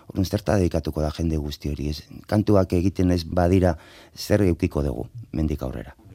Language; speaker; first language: Basque; non-native, local second language; Spanish